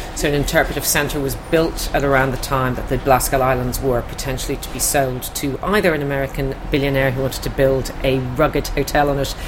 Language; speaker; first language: English; native; English